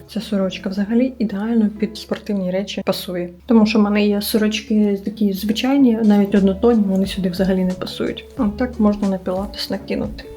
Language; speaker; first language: Ukrainian; native; Ukrainian